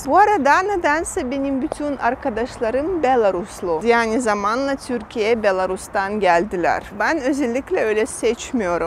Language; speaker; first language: Turkish; non-native, fluent; Russian